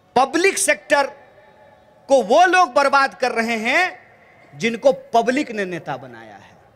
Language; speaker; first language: Hindi; native; Hindi